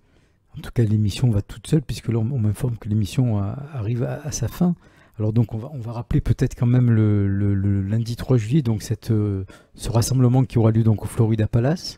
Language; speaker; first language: French; native; French